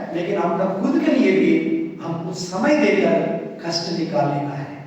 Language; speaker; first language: Hindi; non-native, local second language; Telugu